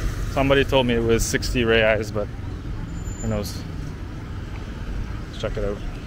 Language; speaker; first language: English; native; English